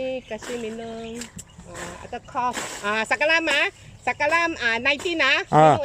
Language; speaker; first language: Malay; non-native, local second language; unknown